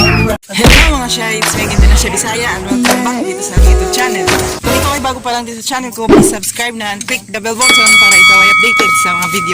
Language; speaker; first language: Filipino; non-native, local second language; Cebuano